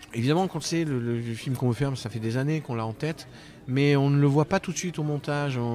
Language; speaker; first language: French; native; French